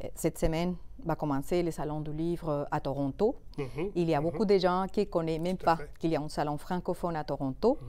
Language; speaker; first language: French; non-native, fluent; Spanish